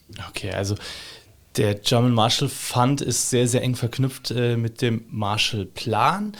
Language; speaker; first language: German; native; German